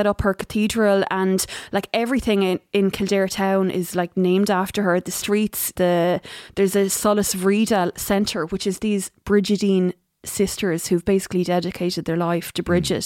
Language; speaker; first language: English; native; English